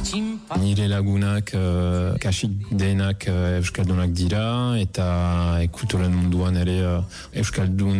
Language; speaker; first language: Basque; non-native, fluent; Italian